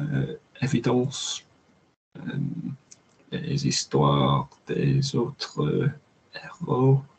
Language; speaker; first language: French; non-native, learner; English